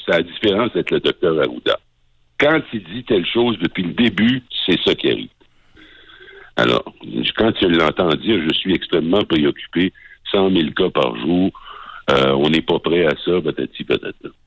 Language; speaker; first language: French; native; French